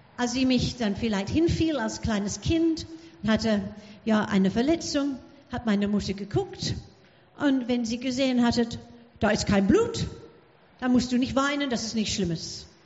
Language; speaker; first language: German; non-native, fluent; English